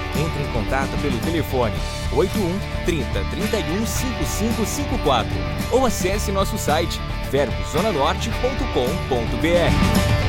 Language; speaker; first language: Portuguese; native; Portuguese